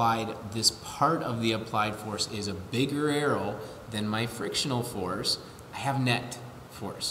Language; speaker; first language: English; native; English